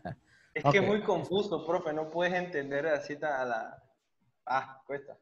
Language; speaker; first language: Spanish; native; Spanish